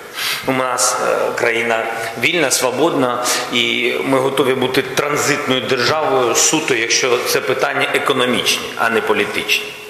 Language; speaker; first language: Ukrainian; non-native, local second language; Russian